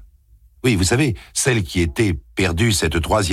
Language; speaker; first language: French; native; French